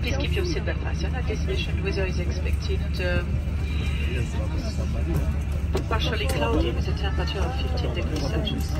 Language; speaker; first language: English; non-native, fluent; French